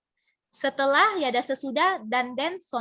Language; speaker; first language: Indonesian; non-native, fluent; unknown